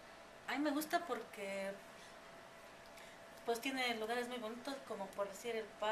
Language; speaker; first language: Spanish; native; Spanish